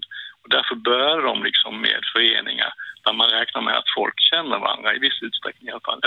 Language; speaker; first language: Swedish; native; Swedish